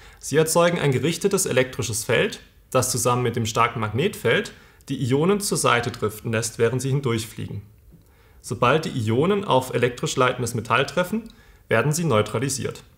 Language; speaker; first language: German; native; German